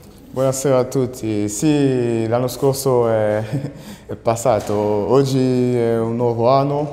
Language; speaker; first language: Italian; non-native, learner; French